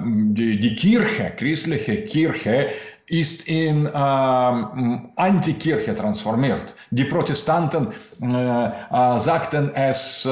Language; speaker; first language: German; non-native, learner; Russian